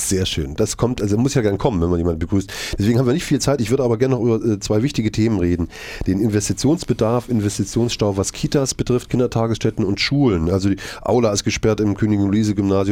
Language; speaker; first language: German; native; German